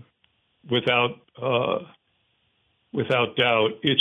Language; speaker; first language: English; native; English